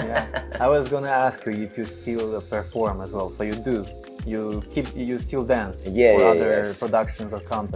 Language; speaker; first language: English; non-native, fluent; Romanian